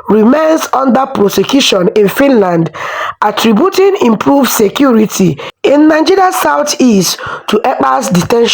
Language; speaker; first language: English; non-native, local second language; Igbo